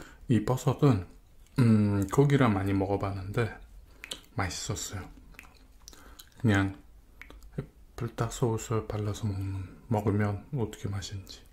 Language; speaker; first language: Korean; non-native, fluent; Dutch